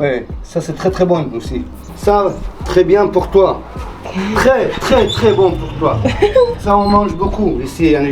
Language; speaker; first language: French; non-native, learner; Arabic